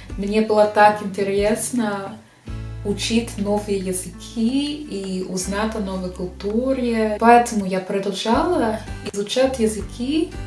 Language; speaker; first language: Russian; non-native, fluent; English